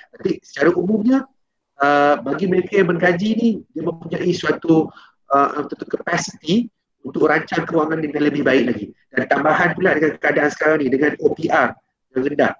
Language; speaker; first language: Malay; native; Malay